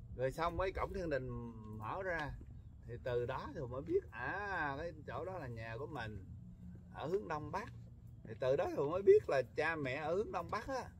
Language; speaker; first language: Vietnamese; early bilingual, heritage; Vietnamese